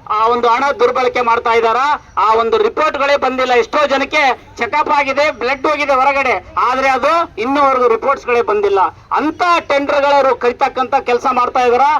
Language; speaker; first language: Kannada; native; Kannada